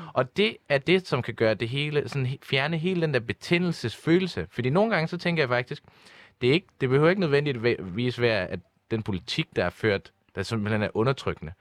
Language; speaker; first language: Danish; early bilingual, other home language; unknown